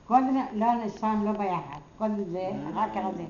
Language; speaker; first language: Hebrew; non-native, learner; Arabic